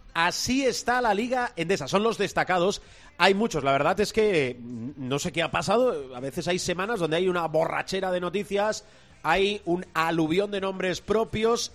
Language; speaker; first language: Spanish; native; Spanish